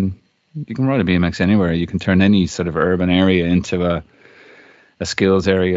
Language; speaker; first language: English; native; English